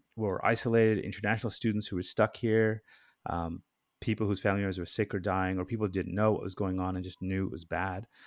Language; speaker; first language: English; native; English